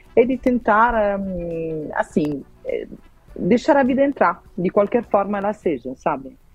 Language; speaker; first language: Portuguese; non-native, fluent; Italian